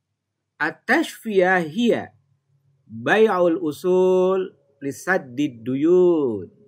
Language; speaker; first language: Arabic; non-native, learner; Indonesian